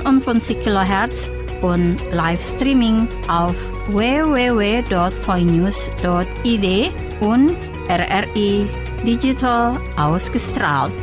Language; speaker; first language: German; non-native, fluent; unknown